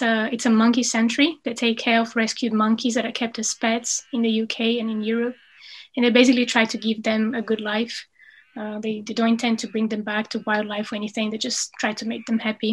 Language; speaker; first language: English; non-native, fluent; Portuguese